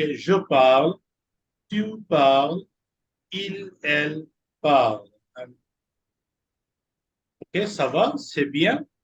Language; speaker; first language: French; non-native, fluent; Urdu